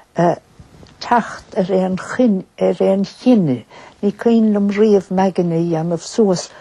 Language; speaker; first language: Irish; native; Irish